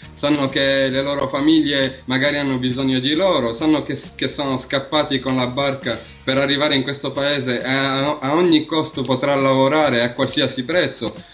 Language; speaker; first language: Italian; early bilingual, other home language; Arabic